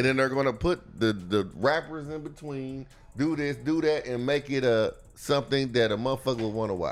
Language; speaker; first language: English; native; English